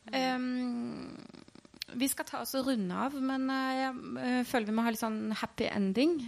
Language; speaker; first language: Norwegian; native; Norwegian